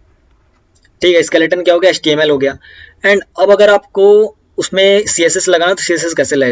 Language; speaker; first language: Hindi; native; Hindi